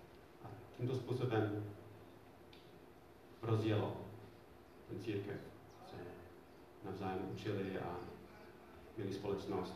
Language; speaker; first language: Czech; non-native, fluent; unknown